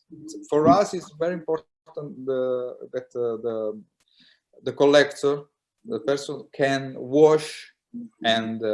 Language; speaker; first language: English; non-native, learner; Italian